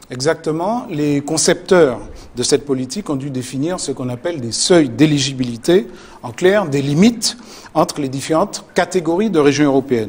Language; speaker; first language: French; native; French